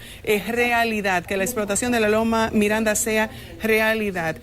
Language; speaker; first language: Spanish; native; Spanish